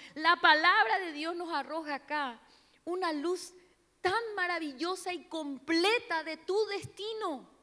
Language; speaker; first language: Spanish; non-native, local second language; Portuguese